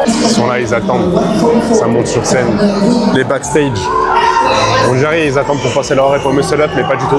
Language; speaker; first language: French; native; French